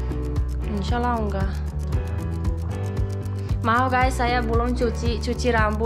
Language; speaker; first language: Indonesian; non-native, learner; English